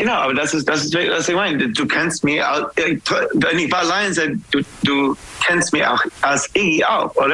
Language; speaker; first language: German; non-native, learner; English